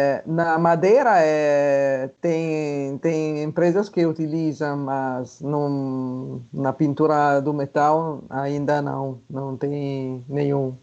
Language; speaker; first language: Portuguese; non-native, fluent; Italian